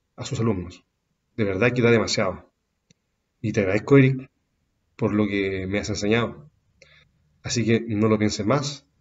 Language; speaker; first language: Spanish; native; Spanish